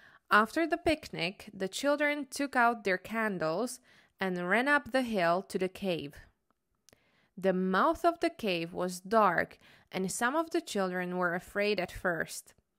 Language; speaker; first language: English; non-native, fluent; Slovak